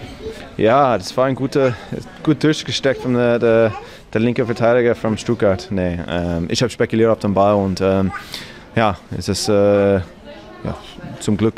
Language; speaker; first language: German; non-native, fluent; English